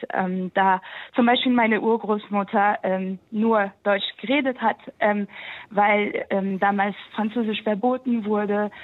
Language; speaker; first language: German; non-native, fluent; French